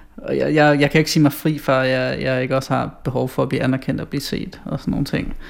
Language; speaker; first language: Danish; native; Danish